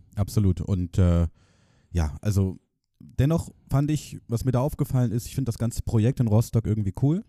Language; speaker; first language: German; native; German